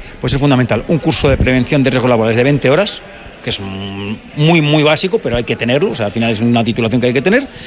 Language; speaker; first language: Spanish; native; Spanish